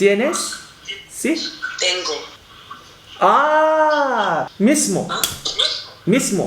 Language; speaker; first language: Spanish; non-native, learner; Thai